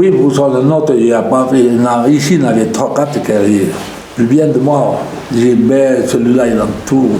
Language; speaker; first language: French; non-native, local second language; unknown